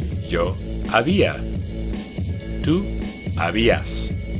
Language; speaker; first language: Spanish; non-native, fluent; English